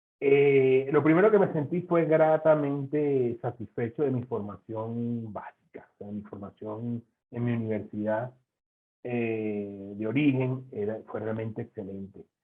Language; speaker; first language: Spanish; native; Spanish